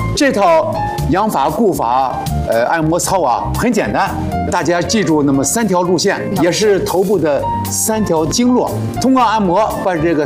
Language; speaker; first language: Chinese; native; Chinese